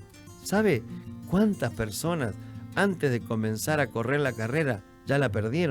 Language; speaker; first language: Spanish; native; Spanish